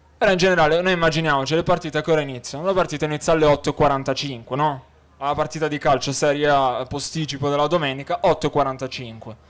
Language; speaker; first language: Italian; early bilingual, other home language; Arabic